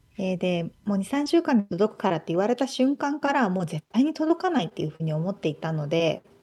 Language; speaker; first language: Japanese; native; Japanese